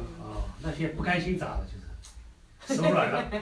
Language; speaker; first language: Chinese; native; Chinese